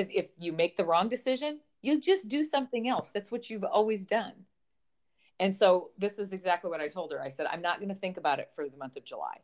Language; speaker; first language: English; native; English